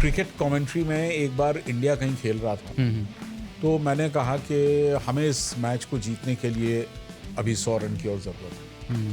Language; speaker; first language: Hindi; non-native, local second language; Bangla